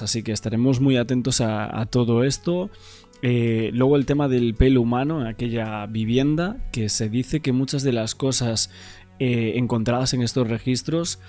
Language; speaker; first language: Spanish; native; Spanish